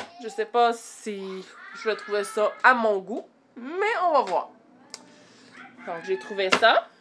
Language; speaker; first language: French; native; French